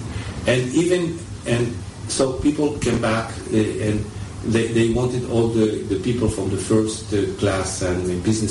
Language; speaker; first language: English; early bilingual, other home language; French